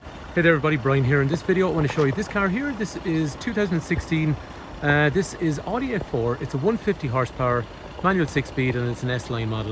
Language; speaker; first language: English; native; English